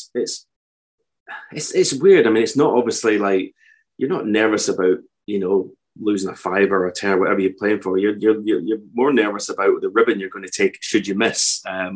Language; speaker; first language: English; native; English